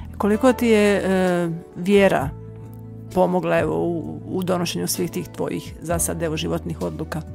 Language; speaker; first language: Croatian; native; Croatian